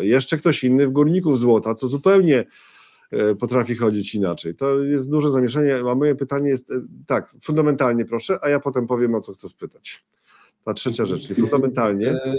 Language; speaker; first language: Polish; native; Polish